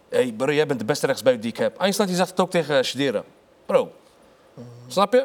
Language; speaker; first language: Dutch; early bilingual, other home language; Arabic